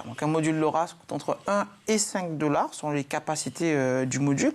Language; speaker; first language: French; native; French